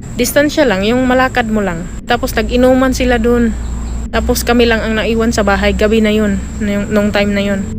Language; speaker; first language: Filipino; non-native, local second language; Cebuano